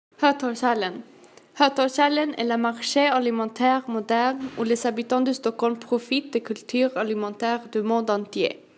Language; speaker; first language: French; non-native, learner; Swedish